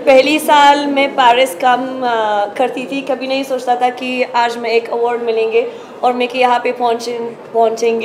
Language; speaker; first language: Hindi; non-native, learner; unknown